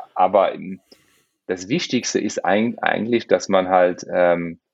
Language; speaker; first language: German; non-native, local second language; Luxembourgish